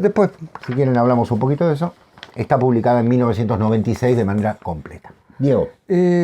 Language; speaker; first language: Spanish; native; Spanish